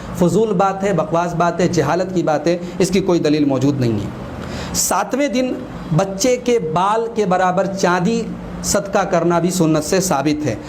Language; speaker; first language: Urdu; native; Urdu